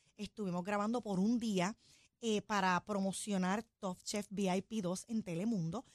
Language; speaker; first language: Spanish; native; Spanish